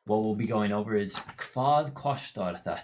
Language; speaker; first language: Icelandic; non-native, learner; English